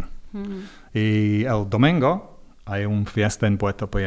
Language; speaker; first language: Spanish; non-native, learner; English